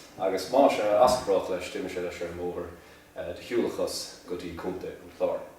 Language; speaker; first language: Irish; native; Irish